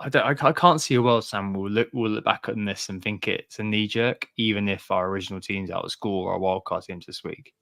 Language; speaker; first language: English; native; English